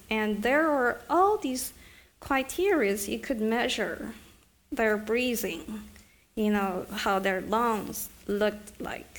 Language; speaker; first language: English; non-native, fluent; Chinese